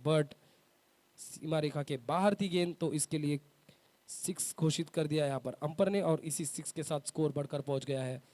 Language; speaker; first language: Hindi; non-native, local second language; Marathi